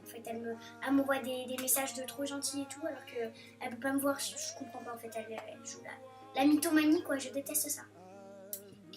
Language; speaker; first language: French; native; French